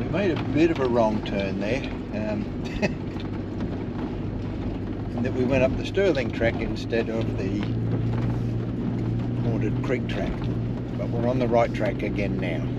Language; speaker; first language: English; native; English